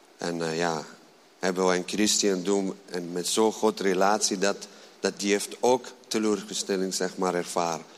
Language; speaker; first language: Dutch; non-native, learner; Persian